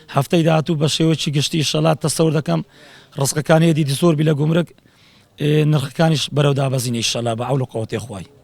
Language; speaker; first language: Central Kurdish; native; Central Kurdish